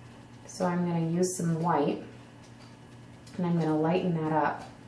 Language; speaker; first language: English; native; English